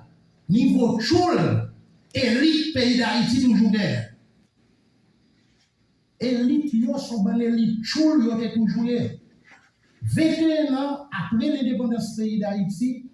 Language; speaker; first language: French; non-native, local second language; Haitian Creole